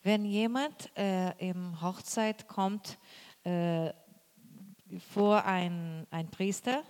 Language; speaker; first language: German; non-native, learner; Portuguese